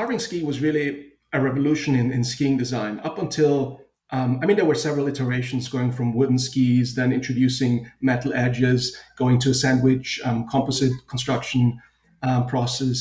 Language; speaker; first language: English; non-native, fluent; German